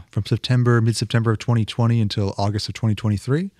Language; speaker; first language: English; native; English